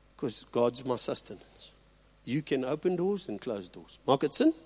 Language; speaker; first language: English; non-native, local second language; Afrikaans